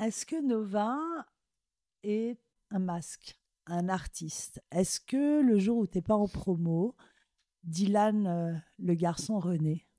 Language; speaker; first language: French; native; French